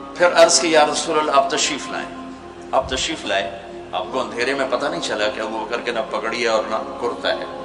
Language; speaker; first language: Urdu; non-native, local second language; Punjabi